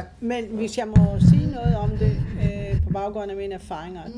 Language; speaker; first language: Danish; non-native, fluent; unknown